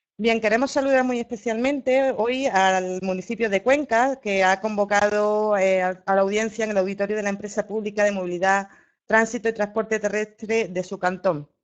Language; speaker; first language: Spanish; native; Spanish